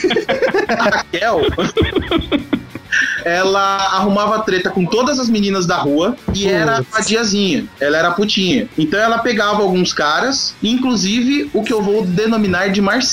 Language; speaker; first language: Portuguese; native; Portuguese